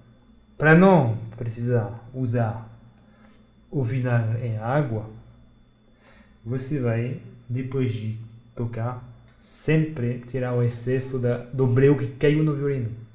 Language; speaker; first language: Portuguese; non-native, fluent; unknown